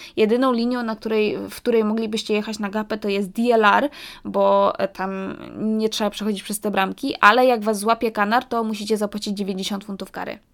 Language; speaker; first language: Polish; early bilingual, heritage; Polish